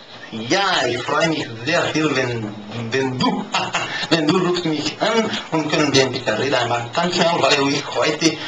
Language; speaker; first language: German; non-native, learner; Portuguese